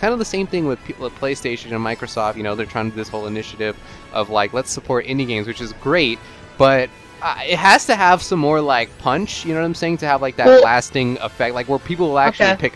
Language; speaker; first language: English; native; English